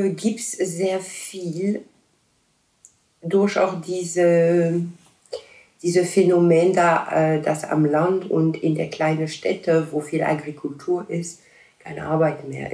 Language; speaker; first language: German; non-native, learner; French